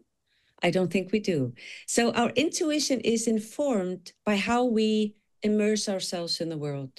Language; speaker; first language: English; non-native, fluent; Icelandic